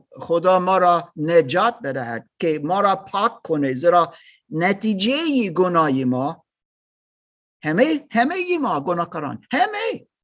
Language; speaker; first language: Persian; non-native, learner; English